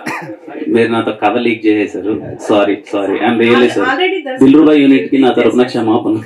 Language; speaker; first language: Telugu; native; Telugu